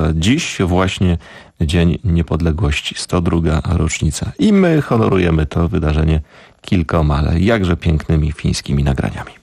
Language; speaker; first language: Polish; native; Polish